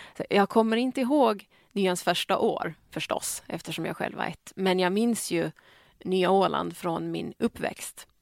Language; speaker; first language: Swedish; native; Swedish